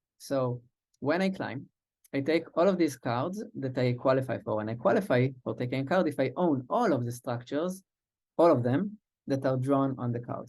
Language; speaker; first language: English; non-native, fluent; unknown